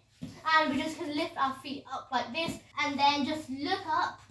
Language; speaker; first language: English; native; English